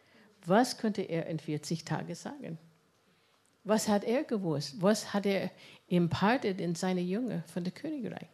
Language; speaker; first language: German; non-native, fluent; English